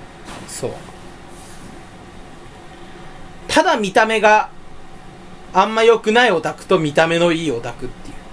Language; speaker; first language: Japanese; native; Japanese